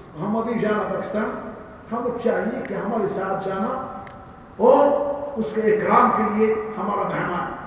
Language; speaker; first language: Urdu; non-native, learner; Arabic